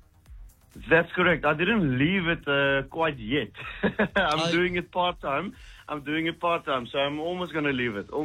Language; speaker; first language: English; non-native, local second language; Afrikaans